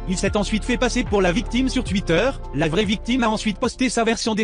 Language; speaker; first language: French; native; French